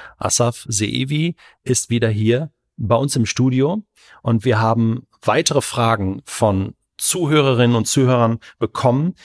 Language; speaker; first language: German; native; German